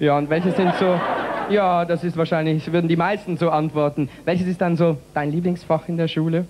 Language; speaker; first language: German; native; German